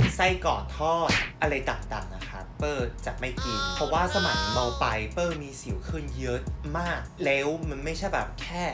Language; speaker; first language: Thai; non-native, fluent; Chinese